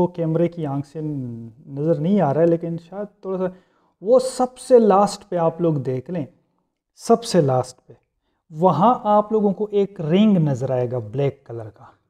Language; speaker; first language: Urdu; non-native, local second language; Punjabi